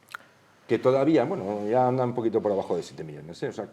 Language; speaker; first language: Spanish; native; Spanish